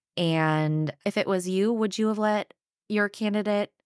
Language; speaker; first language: English; native; English